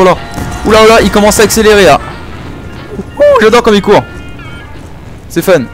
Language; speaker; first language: French; native; French